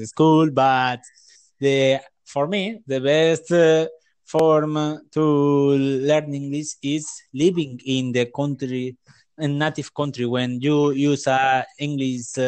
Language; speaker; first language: English; non-native, learner; Spanish